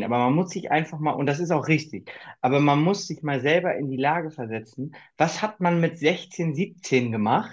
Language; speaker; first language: German; native; German